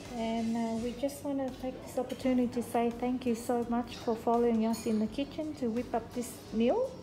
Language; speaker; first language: English; early bilingual, other home language; Vietnamese